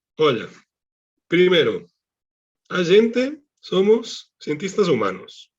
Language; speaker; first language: Portuguese; non-native, fluent; Catalan